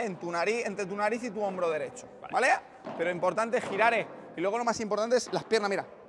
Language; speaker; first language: Spanish; native; Spanish